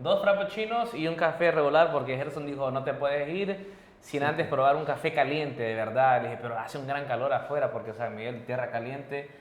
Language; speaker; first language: Spanish; early bilingual, heritage; Spanish